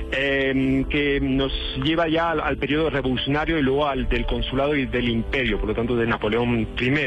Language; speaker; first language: Spanish; non-native, fluent; French